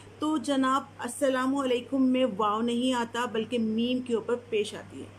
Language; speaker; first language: Urdu; native; Urdu